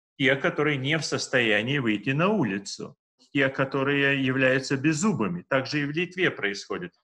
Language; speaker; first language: Russian; non-native, local second language; Lithuanian